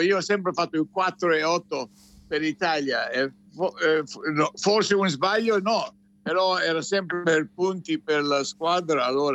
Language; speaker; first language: Italian; non-native, fluent; English